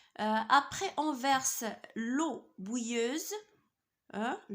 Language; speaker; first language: French; non-native, local second language; Arabic